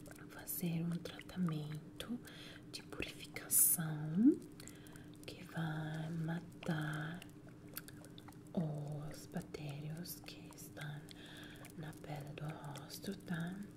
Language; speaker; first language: Portuguese; non-native, fluent; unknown